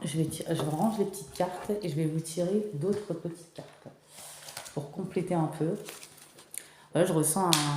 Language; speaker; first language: French; native; French